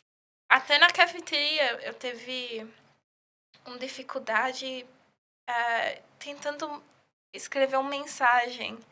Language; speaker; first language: Portuguese; early bilingual, heritage; English